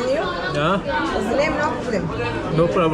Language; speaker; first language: English; non-native, learner; Korean